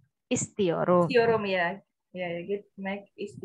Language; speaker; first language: Turkish; non-native, learner; Indonesian